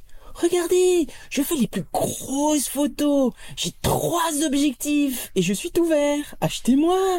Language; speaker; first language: French; native; French